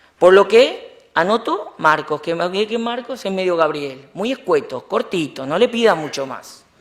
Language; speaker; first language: Spanish; native; Spanish